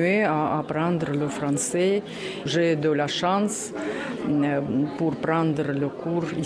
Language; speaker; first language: French; non-native, learner; Russian